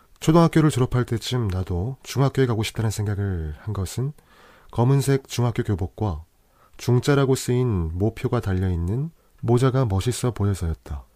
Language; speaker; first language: Korean; native; Korean